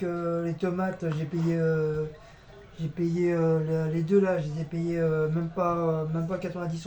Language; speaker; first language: French; native; French